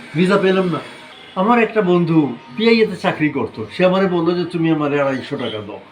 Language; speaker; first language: Bangla; non-native, fluent; Punjabi